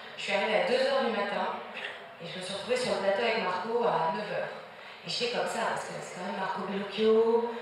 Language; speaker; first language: French; early bilingual, other home language; Spanish